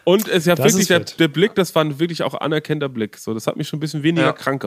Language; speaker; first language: German; native; German